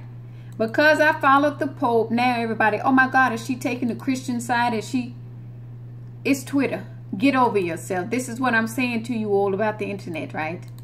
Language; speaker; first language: English; native; English